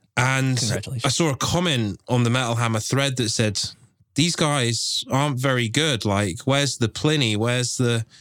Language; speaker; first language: English; native; English